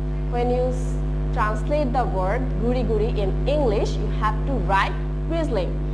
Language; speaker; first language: English; non-native, local second language; Bangla